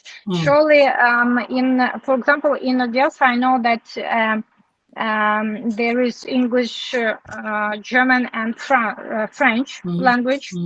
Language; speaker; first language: English; non-native, learner; Ukrainian